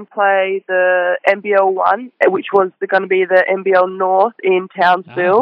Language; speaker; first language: English; native; English